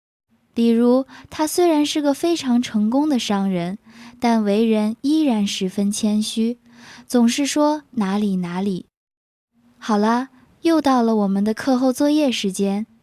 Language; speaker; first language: Chinese; native; Chinese